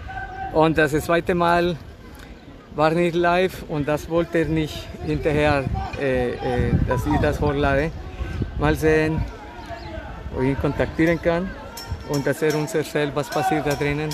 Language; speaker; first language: German; non-native, fluent; Spanish